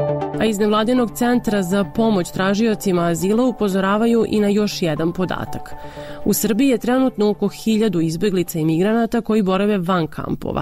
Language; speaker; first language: Serbian; native; Serbian